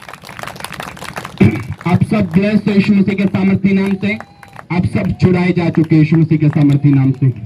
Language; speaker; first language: Hindi; non-native, local second language; Punjabi